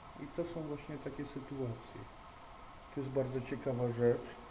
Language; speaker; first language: Polish; native; Polish